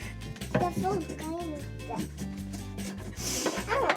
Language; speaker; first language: Swedish; early bilingual, heritage; English